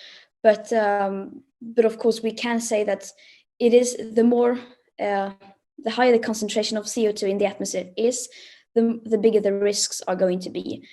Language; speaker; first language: English; non-native, fluent; Swedish